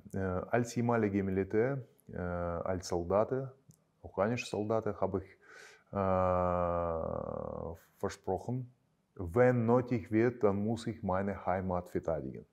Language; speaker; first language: German; non-native, fluent; Russian